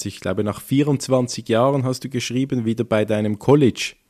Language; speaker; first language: German; native; German